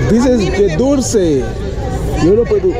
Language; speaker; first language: Spanish; non-native, learner; Haitian Creole